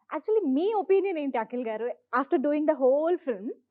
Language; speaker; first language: Telugu; native; Telugu